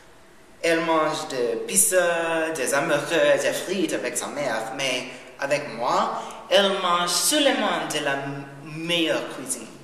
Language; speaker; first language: French; non-native, learner; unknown